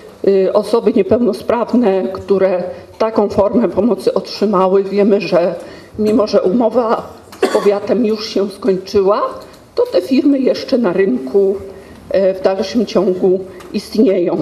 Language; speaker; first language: Polish; native; Polish